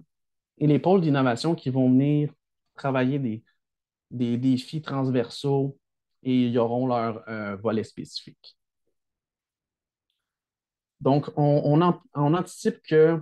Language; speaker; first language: French; native; French